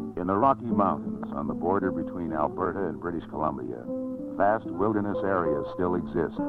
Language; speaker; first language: English; native; English